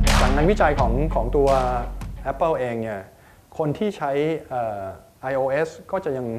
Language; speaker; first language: Thai; native; Thai